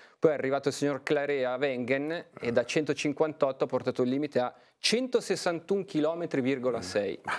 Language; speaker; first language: Italian; native; Italian